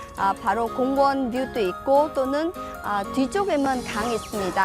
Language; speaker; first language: Korean; non-native, fluent; Vietnamese